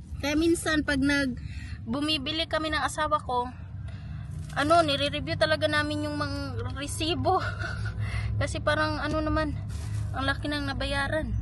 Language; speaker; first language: Filipino; native; Filipino